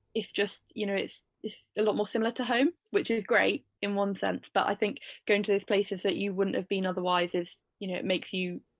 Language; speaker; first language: English; native; English